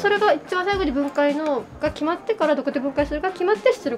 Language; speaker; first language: Japanese; native; Japanese